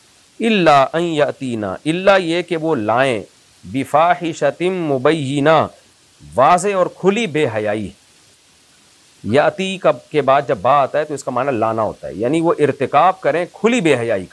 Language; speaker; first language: Urdu; native; Urdu